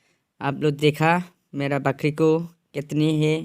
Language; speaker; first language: Hindi; non-native, local second language; Bodo